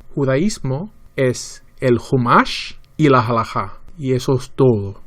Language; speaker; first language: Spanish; early bilingual, heritage; Spanish